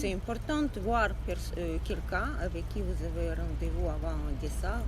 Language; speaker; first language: French; non-native, learner; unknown